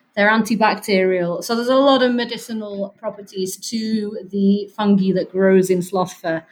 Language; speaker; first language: English; native; English